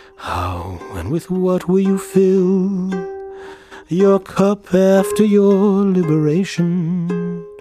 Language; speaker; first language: English; native; English